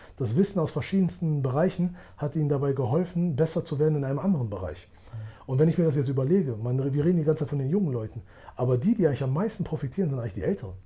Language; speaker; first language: German; early bilingual, other home language; Albanian